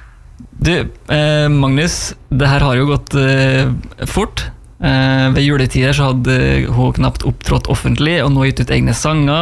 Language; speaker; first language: Norwegian; native; Norwegian